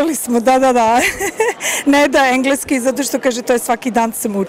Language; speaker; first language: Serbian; non-native, fluent; English